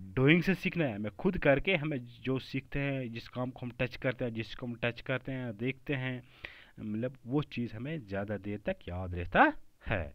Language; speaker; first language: Hindi; non-native, local second language; Kashmiri